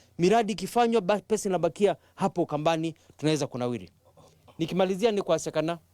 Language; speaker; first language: Swahili; non-native, local second language; Kamba